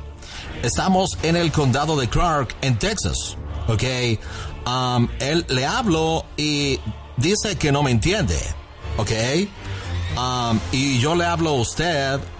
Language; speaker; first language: Spanish; non-native, fluent; English